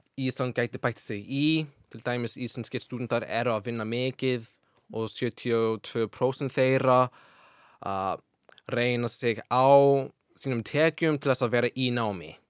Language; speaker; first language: Icelandic; non-native, fluent; English